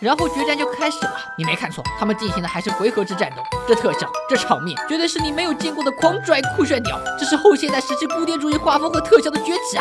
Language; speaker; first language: Chinese; native; Chinese